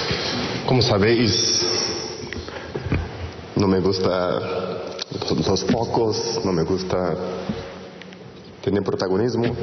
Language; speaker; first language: Spanish; non-native, fluent; Portuguese